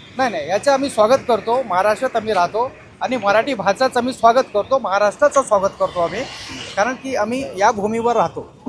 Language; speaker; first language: Marathi; non-native, local second language; Hindi